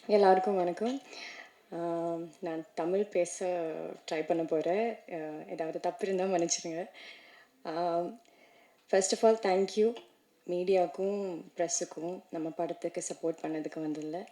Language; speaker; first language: Tamil; non-native, learner; Malayalam